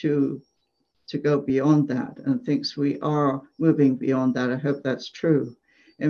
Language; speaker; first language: English; native; English